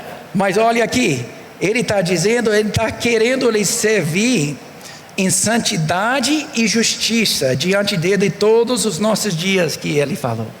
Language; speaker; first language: Portuguese; non-native, fluent; English